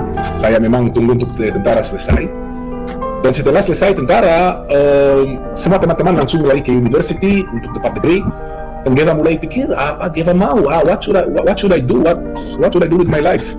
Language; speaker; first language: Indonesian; non-native, fluent; Hebrew